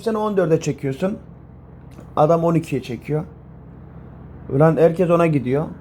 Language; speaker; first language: Turkish; native; Turkish